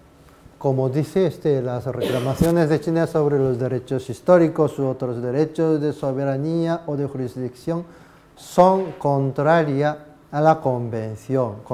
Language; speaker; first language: Spanish; non-native, fluent; Japanese